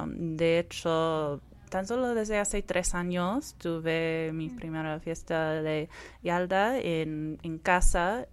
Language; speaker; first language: Spanish; early bilingual, heritage; Persian